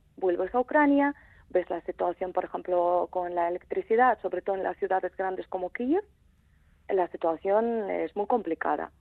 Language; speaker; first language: Spanish; non-native, fluent; Ukrainian